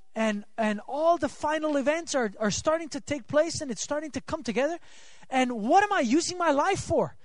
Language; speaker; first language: English; non-native, fluent; Swiss German